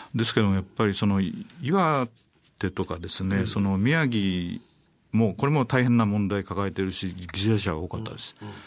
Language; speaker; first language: Japanese; native; Japanese